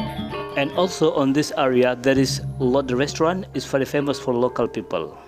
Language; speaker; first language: English; non-native, learner; Indonesian